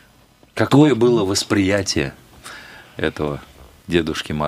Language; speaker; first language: Russian; native; Russian